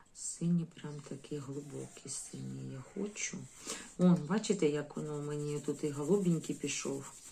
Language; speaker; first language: Ukrainian; non-native, local second language; Russian